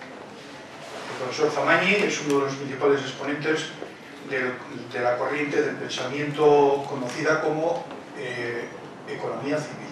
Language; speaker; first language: Spanish; native; Spanish